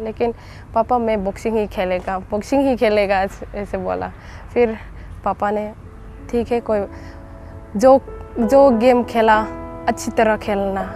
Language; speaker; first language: Hindi; non-native, local second language; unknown